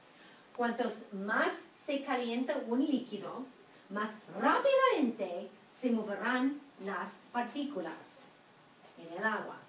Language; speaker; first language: Spanish; non-native, fluent; English